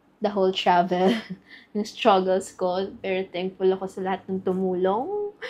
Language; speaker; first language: Filipino; native; Filipino